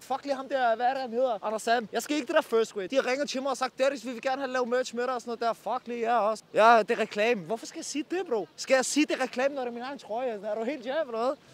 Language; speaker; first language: Danish; native; Danish